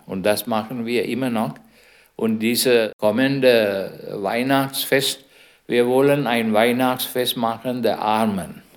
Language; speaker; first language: German; non-native, learner; Sinhala